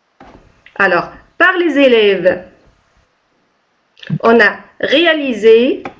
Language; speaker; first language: French; non-native, local second language; Arabic